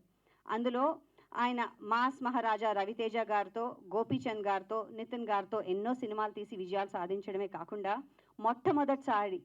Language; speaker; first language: Telugu; native; Telugu